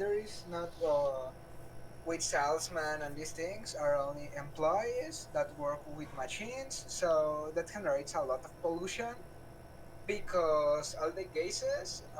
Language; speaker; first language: English; non-native, learner; Spanish